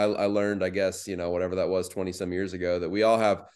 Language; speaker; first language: English; native; English